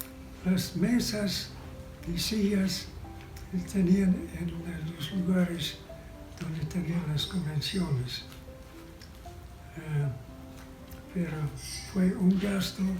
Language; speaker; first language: Spanish; non-native, fluent; English